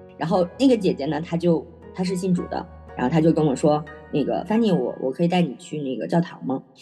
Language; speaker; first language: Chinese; native; Chinese